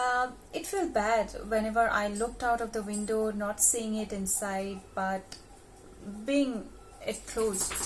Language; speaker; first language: English; non-native, local second language; Hindi